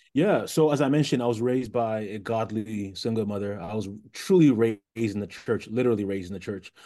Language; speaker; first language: English; early bilingual, other home language; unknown